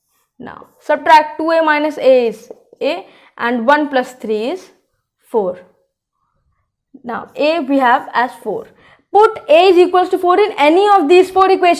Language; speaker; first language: English; non-native, local second language; Hindi